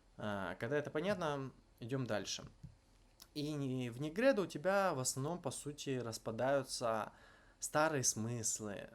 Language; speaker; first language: Russian; native; Russian